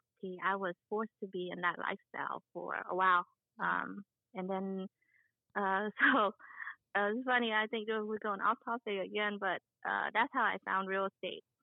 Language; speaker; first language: English; early bilingual, other home language; Vietnamese